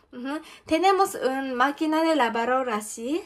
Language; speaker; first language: Spanish; non-native, learner; Japanese